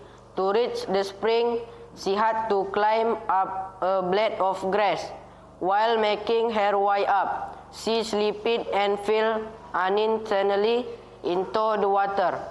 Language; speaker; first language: English; non-native, learner; Indonesian